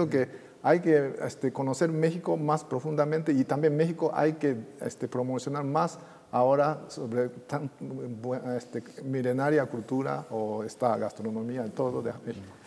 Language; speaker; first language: Spanish; non-native, fluent; Japanese